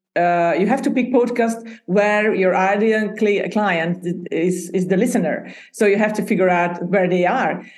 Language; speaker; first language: English; non-native, fluent; Hungarian